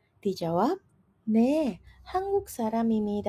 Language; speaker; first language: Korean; non-native, fluent; Indonesian